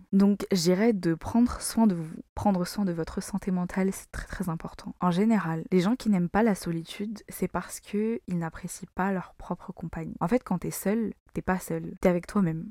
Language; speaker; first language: French; non-native, local second language; Malagasy